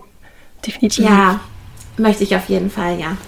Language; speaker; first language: German; native; German